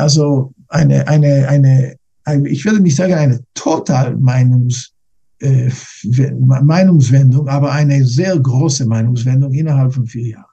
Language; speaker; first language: German; non-native, fluent; English